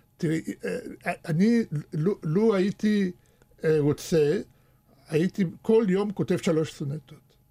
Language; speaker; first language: Hebrew; early bilingual, other home language; Russian